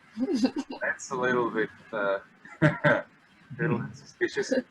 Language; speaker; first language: English; non-native, fluent; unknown